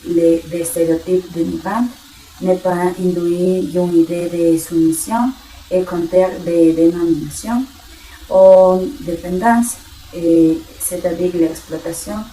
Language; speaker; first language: French; non-native, learner; Spanish